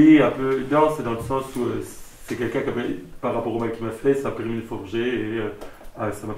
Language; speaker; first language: French; native; French